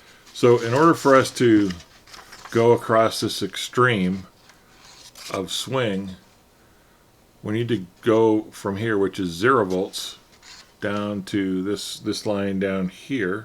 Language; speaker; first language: English; native; English